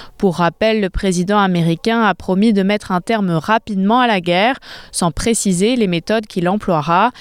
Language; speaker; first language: French; native; French